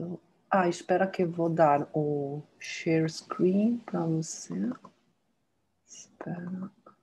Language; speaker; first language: Portuguese; non-native, fluent; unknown